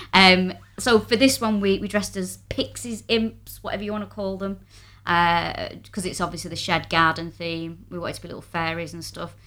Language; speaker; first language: English; native; English